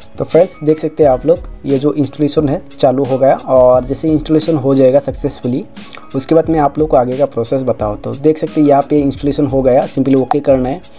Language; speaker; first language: Hindi; non-native, local second language; Assamese